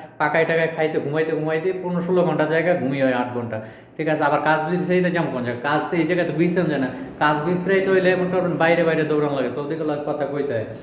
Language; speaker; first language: Bangla; native; Bangla